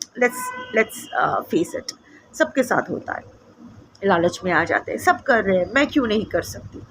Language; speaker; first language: Hindi; non-native, local second language; Bangla